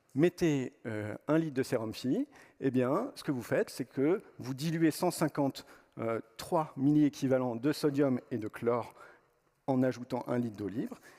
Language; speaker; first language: French; native; French